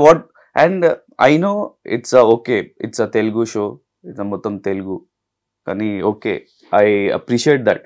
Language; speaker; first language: Telugu; non-native, learner; Hindi